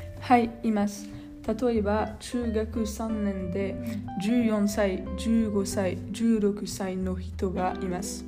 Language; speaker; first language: Japanese; non-native, learner; French